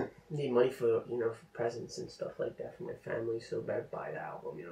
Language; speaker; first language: English; non-native, fluent; Czech